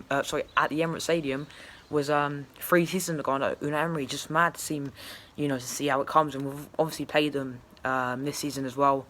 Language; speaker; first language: English; native; English